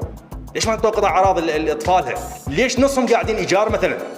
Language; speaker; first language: Arabic; native; Arabic